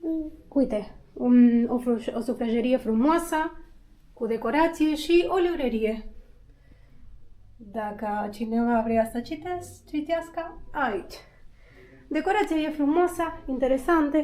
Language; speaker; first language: Romanian; non-native, learner; Spanish